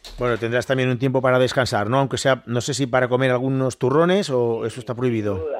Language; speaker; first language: Spanish; non-native, local second language; Catalan